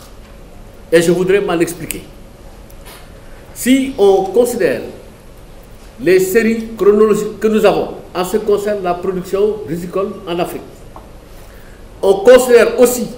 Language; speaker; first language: French; non-native, local second language; Wolof